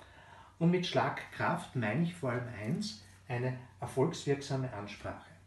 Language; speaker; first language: German; native; German